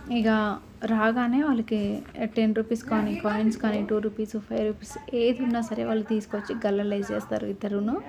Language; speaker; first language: Telugu; native; Telugu